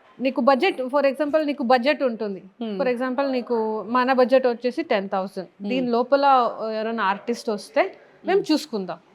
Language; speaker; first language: Telugu; native; Telugu